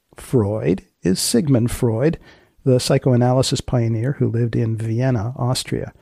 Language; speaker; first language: English; native; English